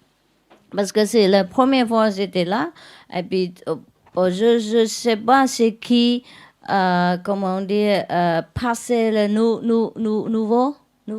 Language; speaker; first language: French; non-native, learner; Vietnamese